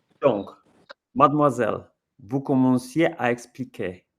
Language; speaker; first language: French; non-native, learner; English